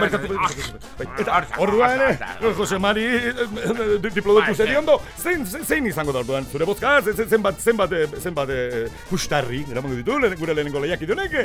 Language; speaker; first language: Basque; native; Basque